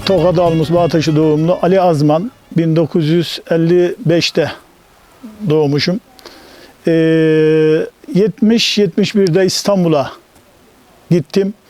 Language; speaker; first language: Turkish; native; Turkish